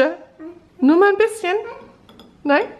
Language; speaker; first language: German; native; German